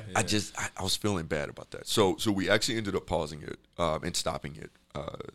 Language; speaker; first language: English; native; English